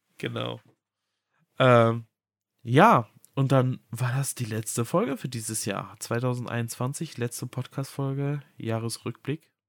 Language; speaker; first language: German; native; German